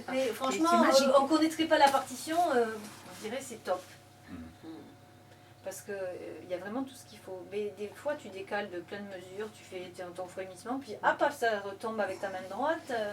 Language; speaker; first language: French; native; French